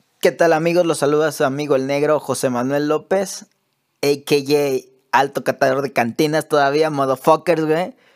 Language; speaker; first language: Spanish; native; Spanish